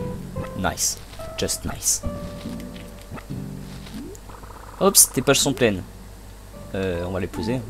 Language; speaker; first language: French; native; French